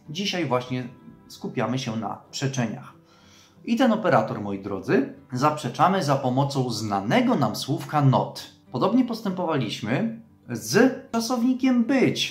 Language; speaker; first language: Polish; native; Polish